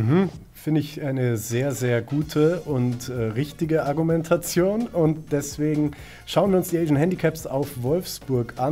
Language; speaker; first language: German; native; German